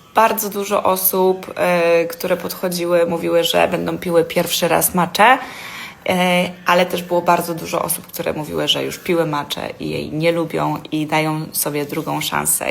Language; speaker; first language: Polish; native; Polish